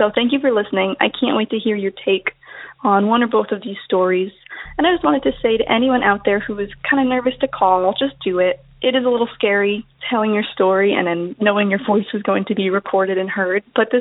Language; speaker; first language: English; native; English